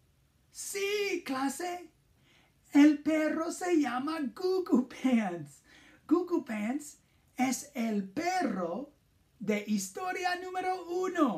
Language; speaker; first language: Spanish; non-native, fluent; English